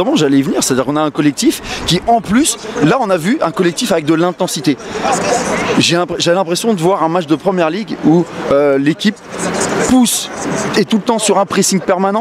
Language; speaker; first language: French; native; French